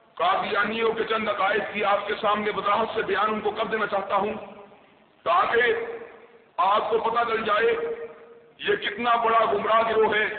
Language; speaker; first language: Urdu; non-native, local second language; Punjabi